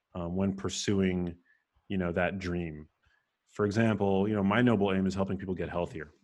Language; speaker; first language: English; native; English